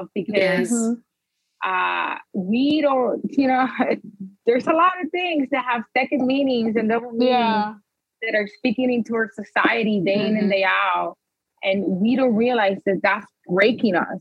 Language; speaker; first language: English; early bilingual, other home language; Spanish